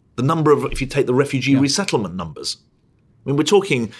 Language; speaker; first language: English; native; English